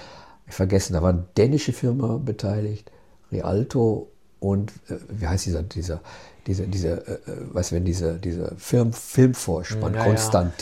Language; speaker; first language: German; native; German